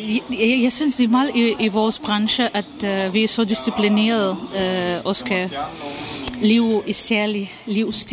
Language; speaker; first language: Danish; non-native, fluent; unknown